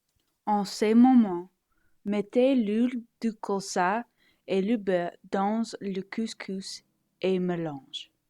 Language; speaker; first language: French; non-native, learner; English